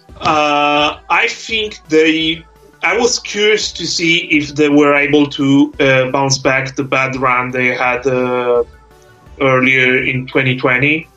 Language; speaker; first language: English; non-native, fluent; Italian